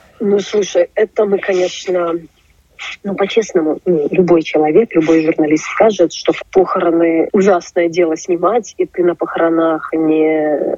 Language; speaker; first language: Russian; non-native, local second language; Ukrainian